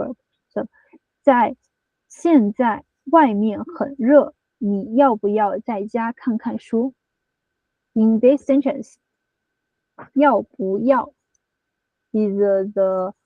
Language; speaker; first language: Chinese; non-native, fluent; English